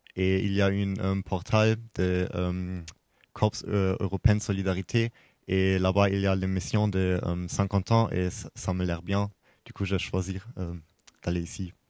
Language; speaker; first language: French; non-native, learner; German